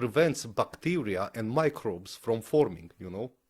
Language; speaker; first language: English; non-native, fluent; Romanian